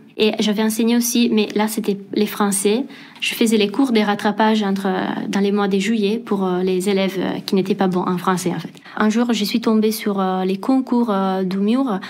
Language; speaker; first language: French; non-native, fluent; Italian